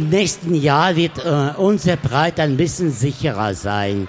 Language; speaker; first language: German; non-native, learner; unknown